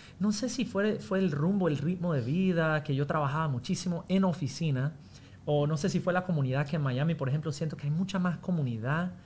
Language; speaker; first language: Spanish; non-native, fluent; English